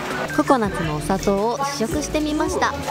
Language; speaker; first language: Japanese; native; Japanese